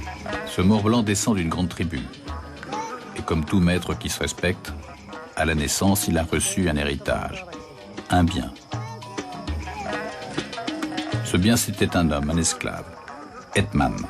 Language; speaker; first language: French; native; French